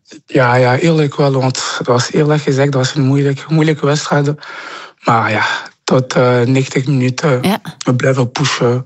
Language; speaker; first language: Dutch; non-native, local second language; French